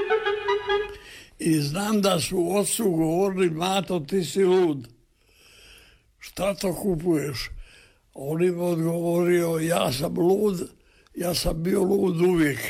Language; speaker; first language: Serbian; native; Serbian